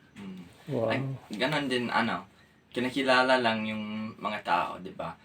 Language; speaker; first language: Filipino; non-native, fluent; English